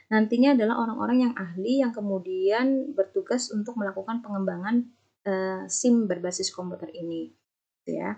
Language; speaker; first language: Indonesian; native; Indonesian